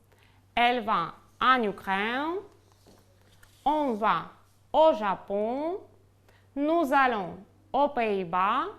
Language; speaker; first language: French; non-native, fluent; Ukrainian